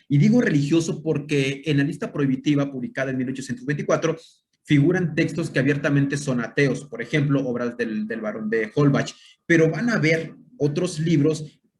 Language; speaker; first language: Spanish; native; Spanish